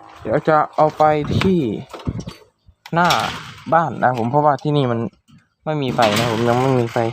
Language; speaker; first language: Thai; native; Thai